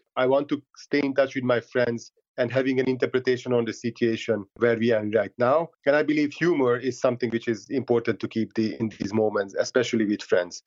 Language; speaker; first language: English; non-native, fluent; Hungarian